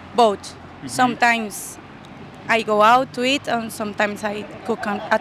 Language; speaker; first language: English; non-native, learner; Spanish